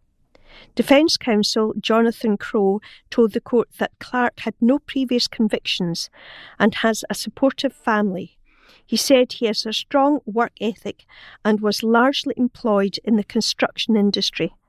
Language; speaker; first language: English; native; English